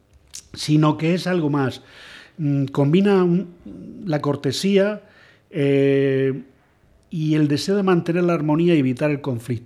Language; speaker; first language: Spanish; native; Spanish